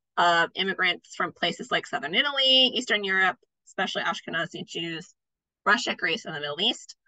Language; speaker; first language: English; native; English